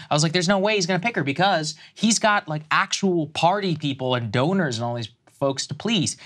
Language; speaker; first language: English; native; English